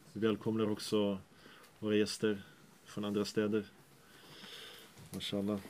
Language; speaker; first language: Swedish; early bilingual, other home language; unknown